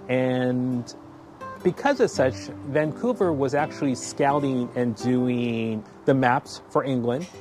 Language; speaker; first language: English; native; English